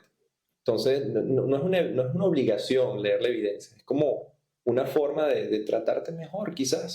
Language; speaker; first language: Spanish; native; Spanish